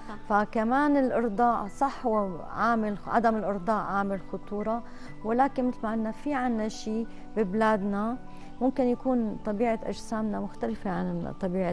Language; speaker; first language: Arabic; native; Arabic